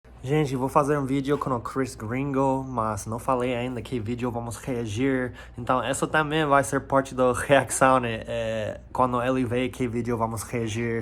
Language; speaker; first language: Portuguese; non-native, fluent; English